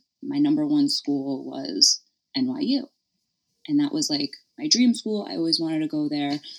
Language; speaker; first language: English; native; English